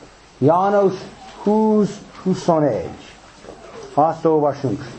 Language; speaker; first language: Hungarian; non-native, fluent; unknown